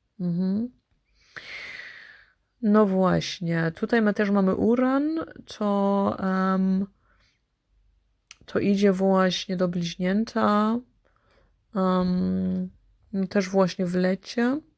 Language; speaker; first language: Polish; early bilingual, heritage; Polish